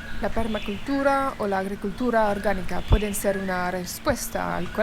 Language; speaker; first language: Spanish; non-native, fluent; French